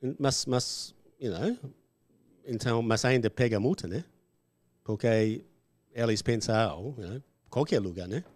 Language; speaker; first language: Portuguese; non-native, learner; English